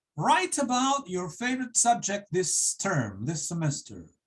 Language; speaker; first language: English; non-native, fluent; Spanish